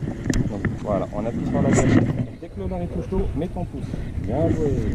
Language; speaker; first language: French; native; French